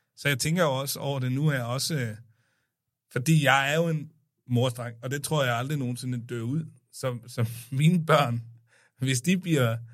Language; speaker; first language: Danish; early bilingual, other home language; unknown